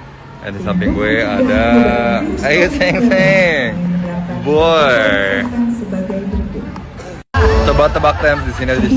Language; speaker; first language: Indonesian; native; Indonesian